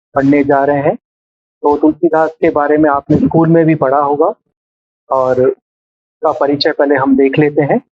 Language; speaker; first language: Hindi; non-native, local second language; Telugu